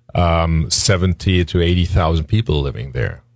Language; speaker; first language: English; non-native, fluent; German